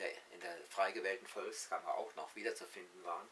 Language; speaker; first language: German; native; German